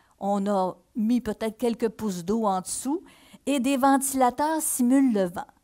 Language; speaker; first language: French; native; French